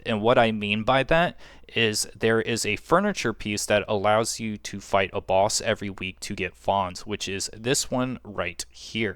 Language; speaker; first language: English; native; English